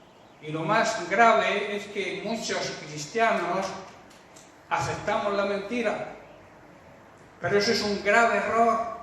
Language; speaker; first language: Spanish; native; Spanish